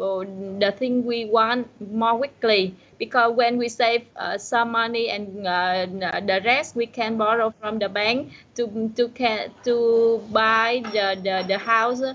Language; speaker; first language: English; non-native, learner; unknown